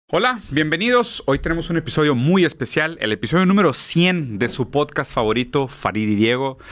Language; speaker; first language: Spanish; native; Spanish